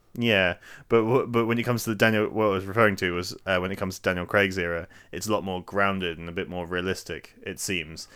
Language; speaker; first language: English; native; English